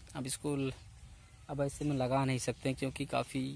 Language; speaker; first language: Hindi; native; Hindi